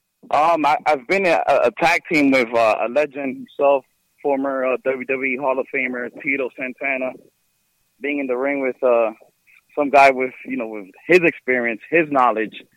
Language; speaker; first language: English; early bilingual, other home language; Spanish